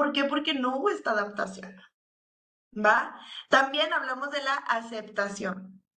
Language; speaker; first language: Spanish; native; Spanish